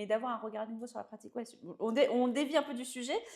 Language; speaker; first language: French; native; French